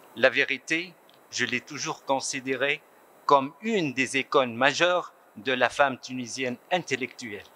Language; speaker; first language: French; non-native, local second language; Arabic